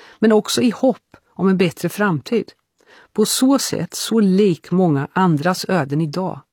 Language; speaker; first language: Swedish; early bilingual, heritage; Swedish